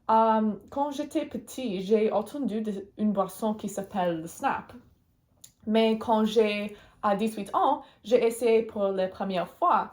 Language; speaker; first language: French; non-native, learner; Swedish